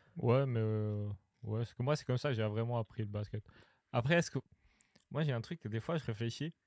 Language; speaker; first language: French; native; French